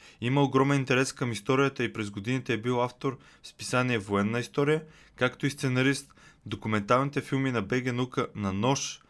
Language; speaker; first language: Bulgarian; native; Bulgarian